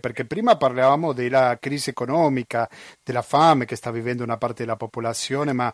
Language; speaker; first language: Italian; non-native, fluent; Spanish